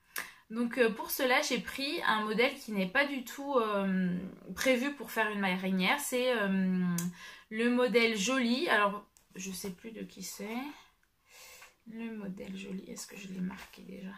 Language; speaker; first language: French; native; French